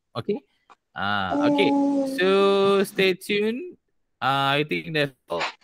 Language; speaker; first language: English; non-native, local second language; Malay